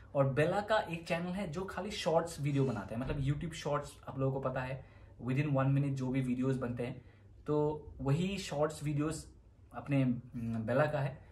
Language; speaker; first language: Hindi; non-native, local second language; Assamese